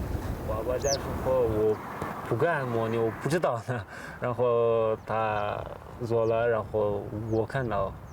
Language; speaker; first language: Chinese; non-native, local second language; Kyrgyz